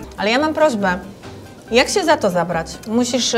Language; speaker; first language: Polish; native; Polish